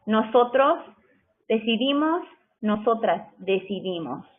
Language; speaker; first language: Spanish; non-native, fluent; English